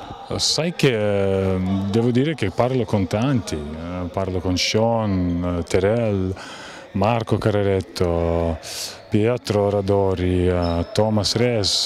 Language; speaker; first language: Italian; non-native, fluent; Lithuanian